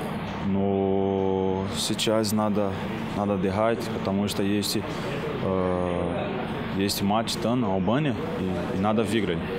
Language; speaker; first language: Russian; non-native, learner; Portuguese